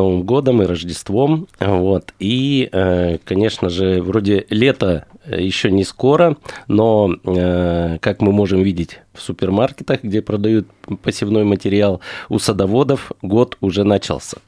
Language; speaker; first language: Russian; native; Russian